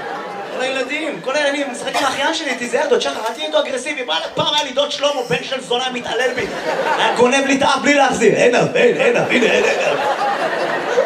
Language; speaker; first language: Hebrew; native; Hebrew